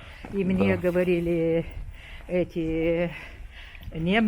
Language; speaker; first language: Russian; non-native, local second language; Romanian